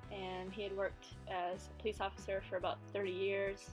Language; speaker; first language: English; native; English